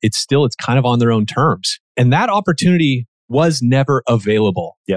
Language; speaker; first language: English; native; English